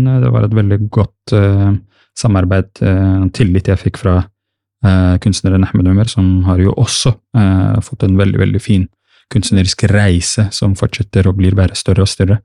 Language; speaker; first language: Norwegian; early bilingual, other home language; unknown